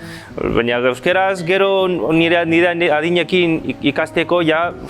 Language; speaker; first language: Basque; early bilingual, other home language; Chinese